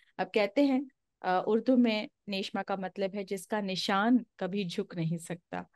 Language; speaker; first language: Hindi; non-native, local second language; Marathi